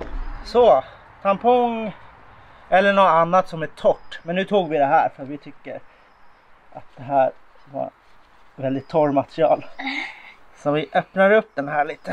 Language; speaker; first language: Swedish; non-native, fluent; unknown